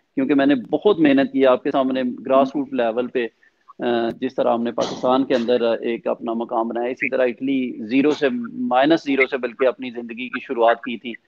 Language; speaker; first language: Urdu; non-native, local second language; Punjabi